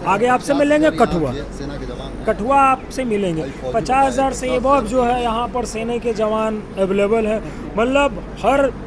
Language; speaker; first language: Hindi; native; Hindi